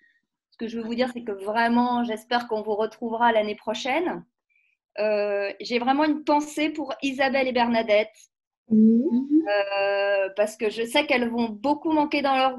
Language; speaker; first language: French; native; French